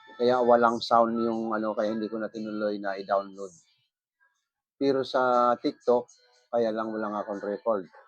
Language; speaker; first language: Filipino; non-native, local second language; Bikol